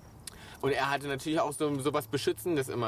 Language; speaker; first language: German; native; German